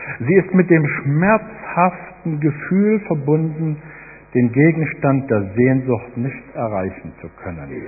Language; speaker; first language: German; native; German